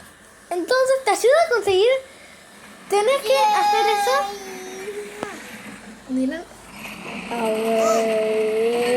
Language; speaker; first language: Spanish; native; Spanish